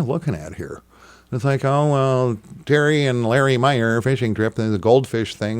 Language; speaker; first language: English; native; English